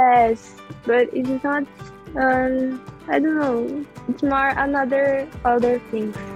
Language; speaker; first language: English; non-native, learner; Portuguese